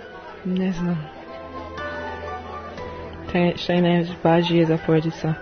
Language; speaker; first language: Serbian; non-native, learner; English